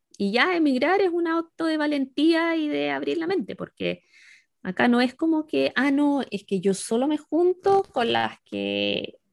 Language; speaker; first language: Spanish; native; Spanish